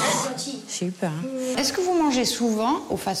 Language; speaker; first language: French; native; French